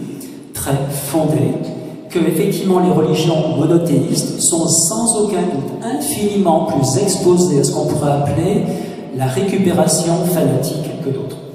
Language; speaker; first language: French; native; French